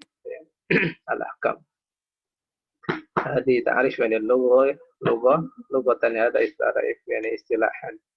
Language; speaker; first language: Arabic; non-native, fluent; Indonesian